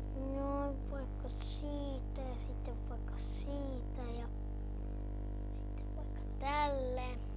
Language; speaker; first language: Finnish; native; Finnish